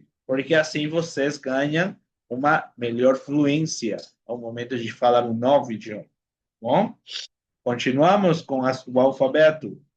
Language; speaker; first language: Portuguese; non-native, fluent; Spanish